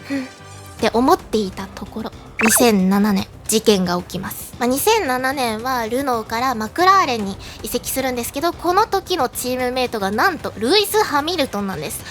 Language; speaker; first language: Japanese; native; Japanese